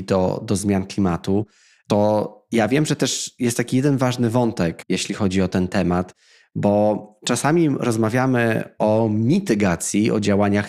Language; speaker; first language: Polish; native; Polish